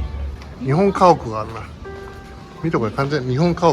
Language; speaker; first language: Japanese; native; Japanese